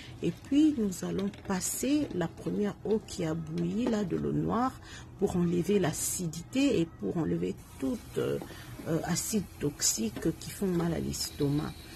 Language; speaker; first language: French; non-native, local second language; Lingala